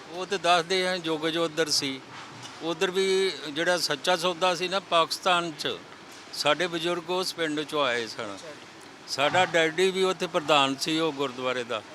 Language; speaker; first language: Punjabi; native; Punjabi